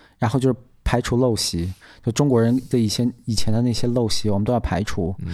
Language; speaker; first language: Chinese; native; Chinese